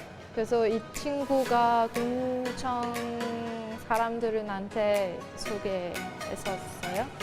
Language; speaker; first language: Korean; non-native, learner; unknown